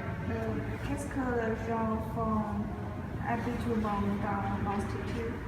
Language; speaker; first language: French; non-native, learner; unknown